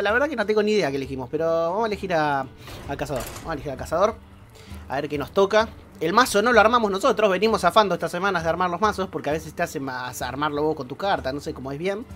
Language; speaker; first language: Spanish; native; Spanish